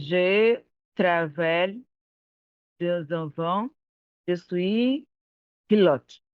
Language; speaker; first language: French; non-native, learner; Portuguese